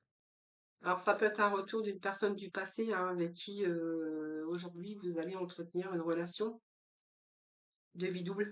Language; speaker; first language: French; native; French